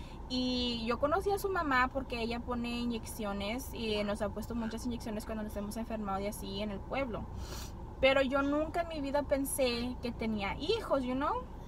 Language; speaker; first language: Spanish; early bilingual, heritage; Spanish